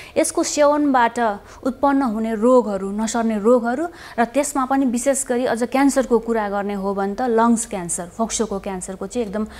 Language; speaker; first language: Nepali; native; Nepali